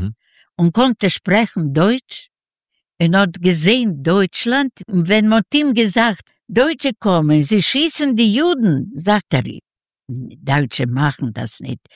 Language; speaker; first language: German; non-native, learner; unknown